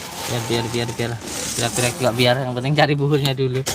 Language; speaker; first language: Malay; non-native, local second language; Javanese